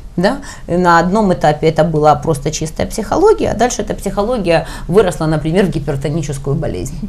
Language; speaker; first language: Russian; native; Russian